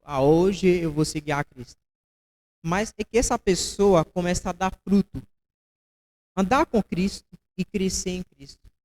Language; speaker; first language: Portuguese; non-native, fluent; Haitian Creole